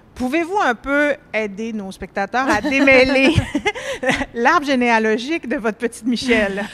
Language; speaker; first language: French; native; French